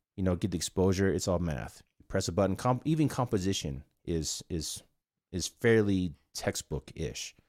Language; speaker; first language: English; non-native, fluent; Korean